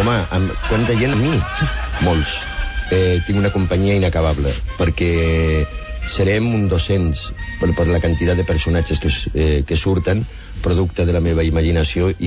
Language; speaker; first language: Catalan; non-native, local second language; Spanish